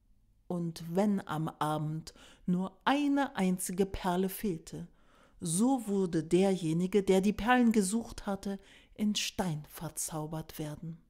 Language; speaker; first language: German; native; German